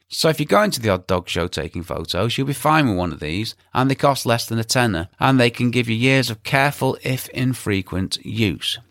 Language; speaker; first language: English; native; English